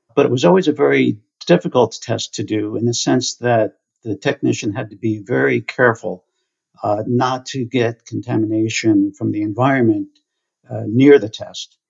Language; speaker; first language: English; native; English